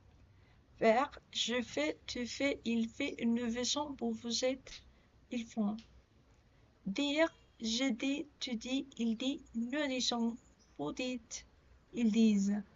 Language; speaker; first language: French; non-native, learner; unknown